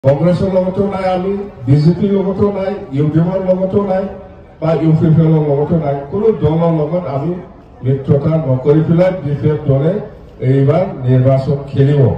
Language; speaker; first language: Assamese; non-native, local second language; Rangpuri